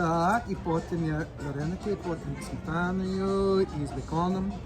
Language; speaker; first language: Ukrainian; non-native, learner; English